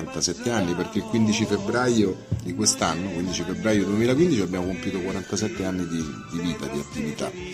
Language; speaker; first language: Italian; native; Italian